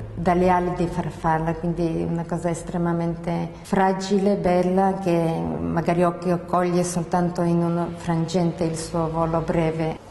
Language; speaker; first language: Italian; non-native, fluent; Georgian